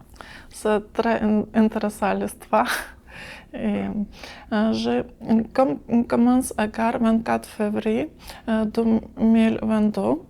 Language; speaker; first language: French; non-native, learner; Ukrainian